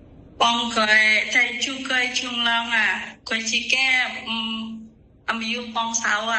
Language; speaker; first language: Cantonese; non-native, learner; Indonesian